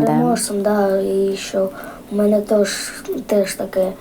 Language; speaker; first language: Ukrainian; non-native, local second language; Russian